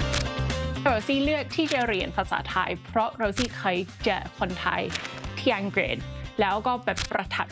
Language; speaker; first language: Thai; non-native, fluent; English